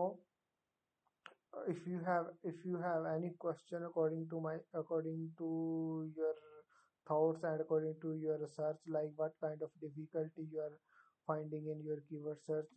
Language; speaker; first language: English; non-native, local second language; Punjabi